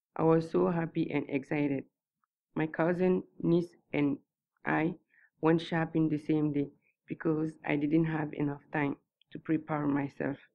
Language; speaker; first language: English; non-native, fluent; Susu